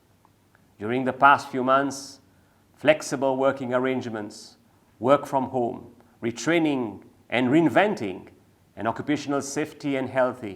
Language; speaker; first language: English; non-native, local second language; Seselwa Creole French